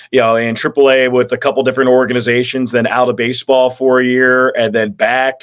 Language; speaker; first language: English; native; English